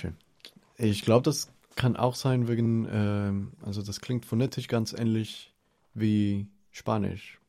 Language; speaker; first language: German; non-native, fluent; Spanish